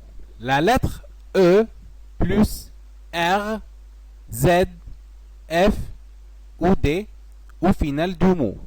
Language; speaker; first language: French; non-native, fluent; Arabic